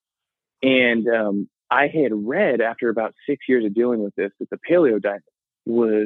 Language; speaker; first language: English; native; English